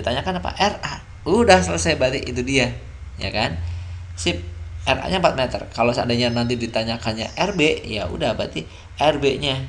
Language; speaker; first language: Indonesian; native; Indonesian